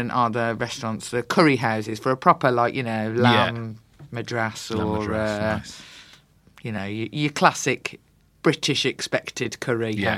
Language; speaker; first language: English; native; English